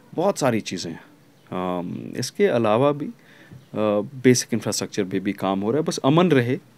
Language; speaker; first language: Hindi; non-native, local second language; Kashmiri